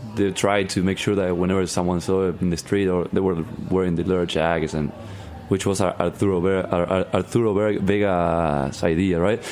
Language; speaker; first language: English; non-native, learner; Spanish